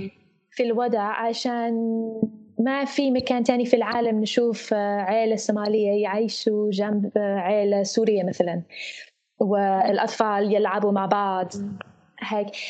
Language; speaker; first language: Arabic; non-native, fluent; English